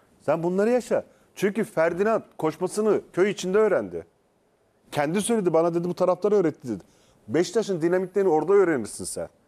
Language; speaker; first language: Turkish; native; Turkish